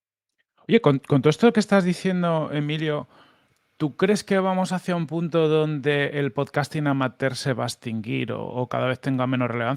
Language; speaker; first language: Spanish; native; Spanish